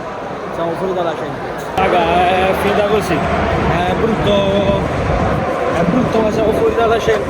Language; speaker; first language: Italian; native; Italian